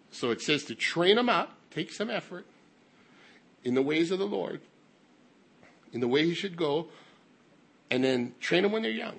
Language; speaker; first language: English; native; English